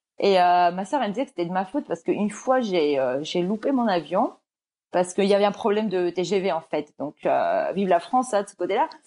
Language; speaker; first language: French; early bilingual, other home language; Georgian